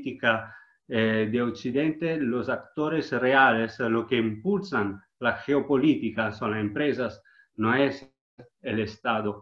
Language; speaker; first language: Spanish; non-native, learner; Italian